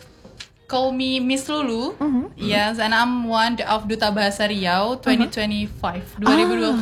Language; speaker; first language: English; non-native, fluent; Indonesian